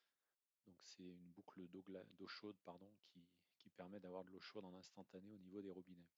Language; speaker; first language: French; native; French